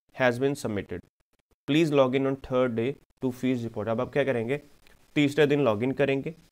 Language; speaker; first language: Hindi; non-native, local second language; Punjabi